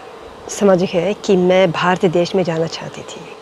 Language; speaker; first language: Hindi; non-native, fluent; Dutch